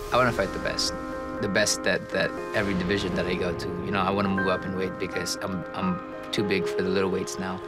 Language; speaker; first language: English; early bilingual, other home language; Cebuano